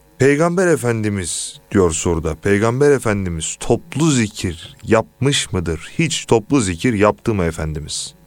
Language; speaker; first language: Turkish; native; Turkish